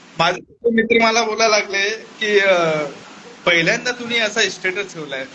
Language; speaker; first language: Marathi; non-native, local second language; Hindi